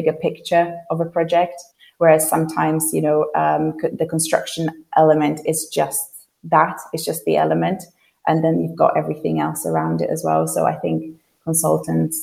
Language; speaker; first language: English; non-native, fluent; Polish